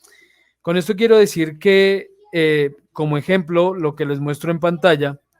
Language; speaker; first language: Spanish; native; Spanish